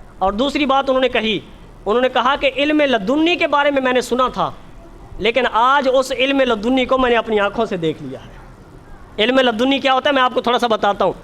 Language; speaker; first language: Urdu; native; Urdu